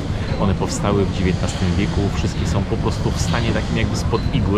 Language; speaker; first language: Polish; native; Polish